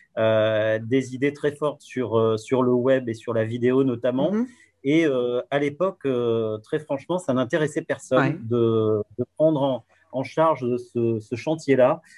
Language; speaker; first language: French; native; French